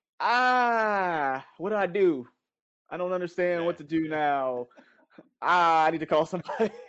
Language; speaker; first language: English; native; English